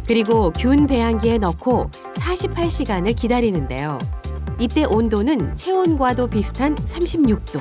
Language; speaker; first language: Korean; native; Korean